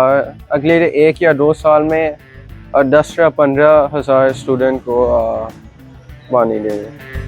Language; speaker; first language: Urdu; non-native, fluent; English